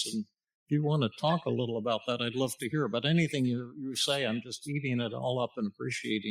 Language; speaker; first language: English; native; English